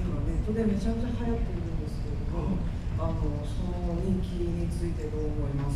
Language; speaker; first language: Japanese; native; Japanese